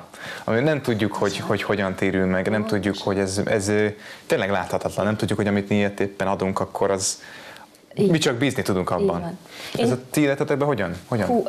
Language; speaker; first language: Hungarian; native; Hungarian